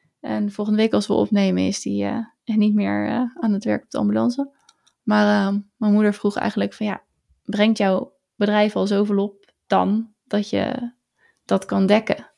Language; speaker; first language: Dutch; native; Dutch